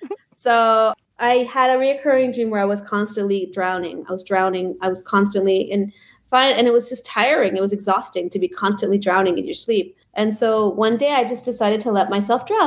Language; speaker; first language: English; early bilingual, other home language; Spanish